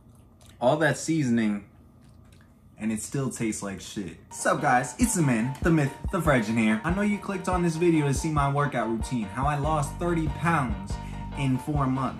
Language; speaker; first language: English; native; English